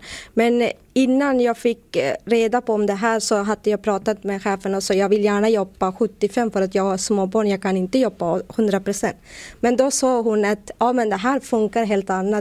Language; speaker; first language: Swedish; non-native, fluent; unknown